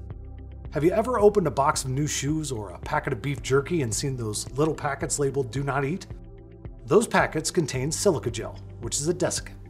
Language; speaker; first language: English; native; English